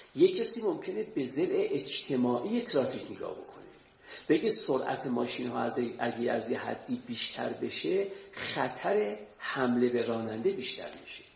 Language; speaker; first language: Persian; native; Persian